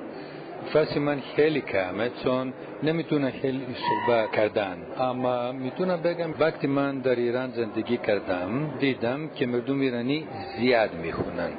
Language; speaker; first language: Persian; non-native, learner; Greek